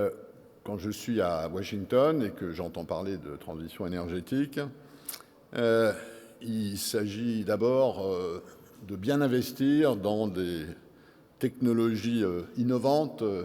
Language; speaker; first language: French; native; French